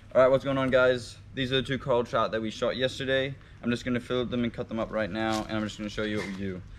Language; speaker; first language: English; non-native, fluent; Indonesian